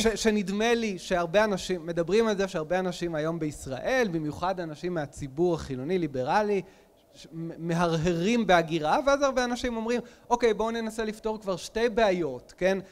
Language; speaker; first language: Hebrew; native; Hebrew